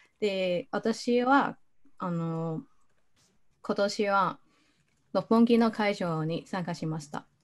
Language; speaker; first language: Japanese; non-native, fluent; Cantonese